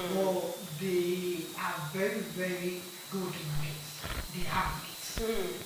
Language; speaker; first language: English; non-native, local second language; Yoruba